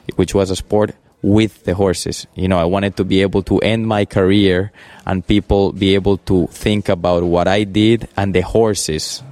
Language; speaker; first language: English; early bilingual, other home language; Spanish